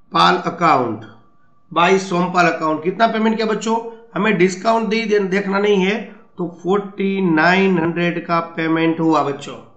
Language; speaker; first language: Hindi; non-native, local second language; Gujarati